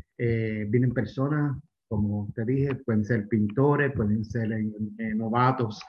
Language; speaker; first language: Spanish; native; Spanish